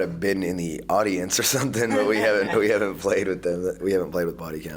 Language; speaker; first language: English; native; English